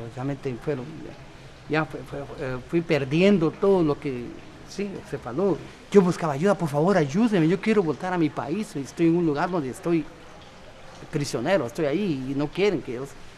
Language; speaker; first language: Portuguese; non-native, learner; Spanish